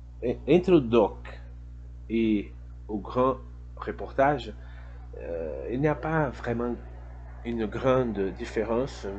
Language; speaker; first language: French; non-native, fluent; Portuguese